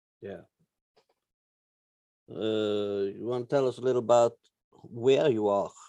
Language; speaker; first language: English; non-native, learner; Norwegian